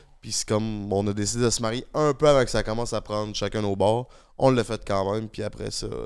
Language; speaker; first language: French; native; French